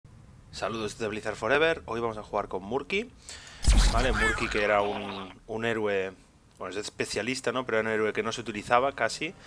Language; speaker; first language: Spanish; native; Spanish